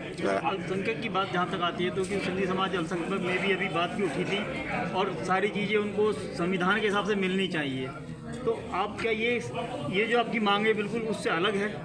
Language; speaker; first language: Hindi; native; Hindi